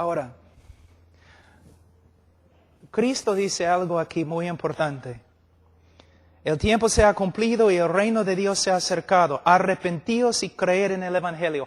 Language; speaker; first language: Spanish; non-native, fluent; English